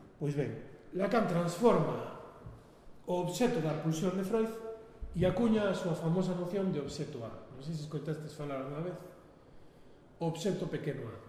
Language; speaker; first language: Galician; non-native, local second language; Spanish